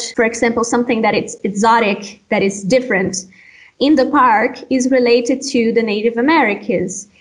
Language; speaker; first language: English; non-native, fluent; Portuguese